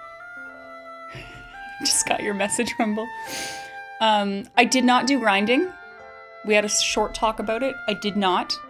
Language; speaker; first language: English; native; English